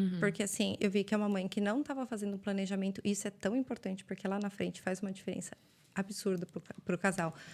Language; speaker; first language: Portuguese; native; Portuguese